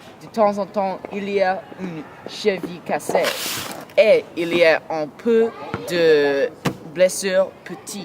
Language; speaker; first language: French; non-native, learner; English